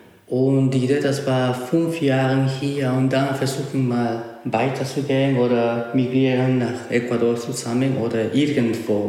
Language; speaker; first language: German; non-native, learner; Spanish